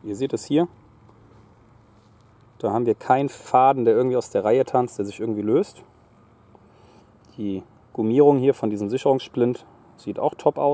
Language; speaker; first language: German; native; German